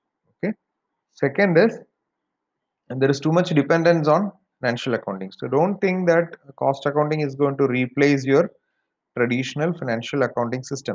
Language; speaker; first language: English; non-native, local second language; Malayalam